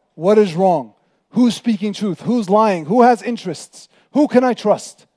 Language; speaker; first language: English; native; English